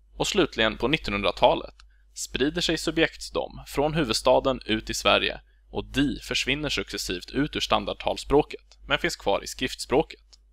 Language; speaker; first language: Swedish; native; Swedish